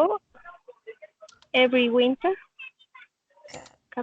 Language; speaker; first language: English; non-native, learner; Spanish